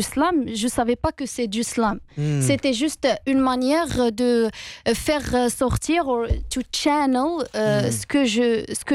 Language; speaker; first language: French; non-native, local second language; Arabic